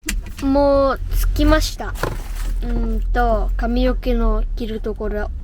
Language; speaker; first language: Japanese; non-native, learner; Filipino